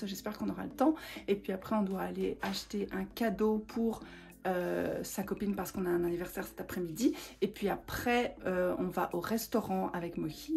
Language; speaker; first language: French; native; French